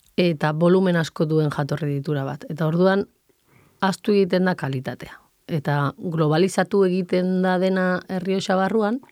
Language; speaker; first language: Basque; non-native, local second language; Spanish